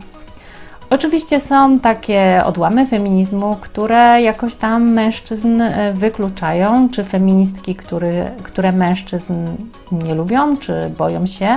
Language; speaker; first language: Polish; native; Polish